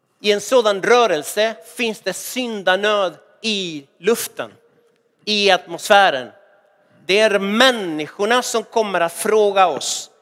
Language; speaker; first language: Swedish; non-native, fluent; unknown